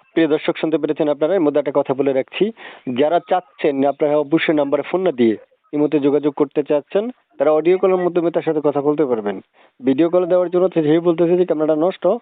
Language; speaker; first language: Bangla; native; Bangla